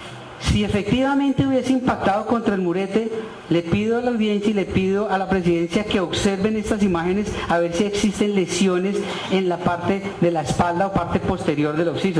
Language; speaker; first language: Spanish; native; Spanish